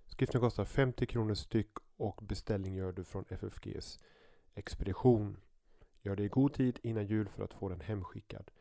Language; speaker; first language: Swedish; native; Swedish